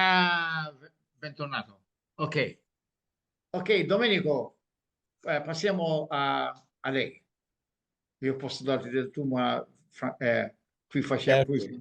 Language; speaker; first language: Italian; non-native, fluent; Maltese